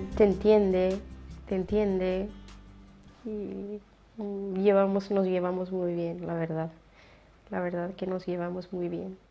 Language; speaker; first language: Spanish; non-native, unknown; Riffian